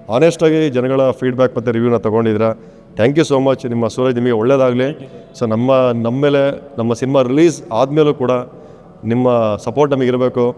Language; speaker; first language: Kannada; native; Kannada